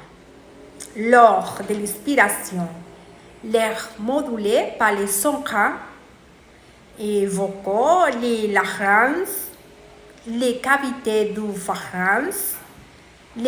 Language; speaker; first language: French; non-native, learner; Spanish